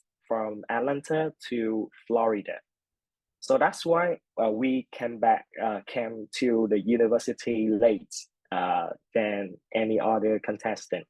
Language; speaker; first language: English; non-native, fluent; Vietnamese